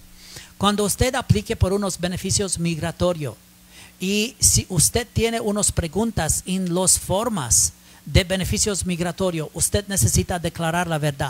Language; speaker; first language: Spanish; non-native, learner; English